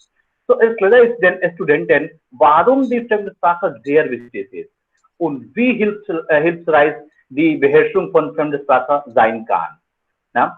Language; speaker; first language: German; non-native, fluent; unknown